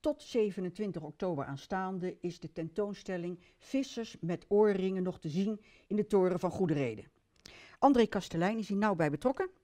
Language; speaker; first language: Dutch; native; Dutch